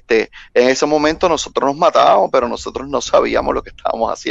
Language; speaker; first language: Spanish; native; Spanish